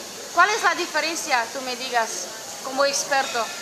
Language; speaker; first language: Spanish; non-native, learner; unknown